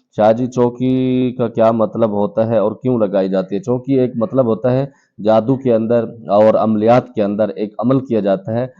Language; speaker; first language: Urdu; non-native, local second language; Pashto